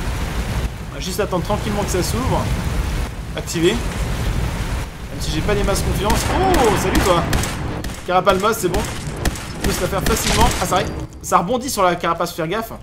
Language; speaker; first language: French; native; French